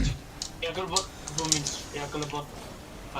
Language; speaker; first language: Swedish; native; Swedish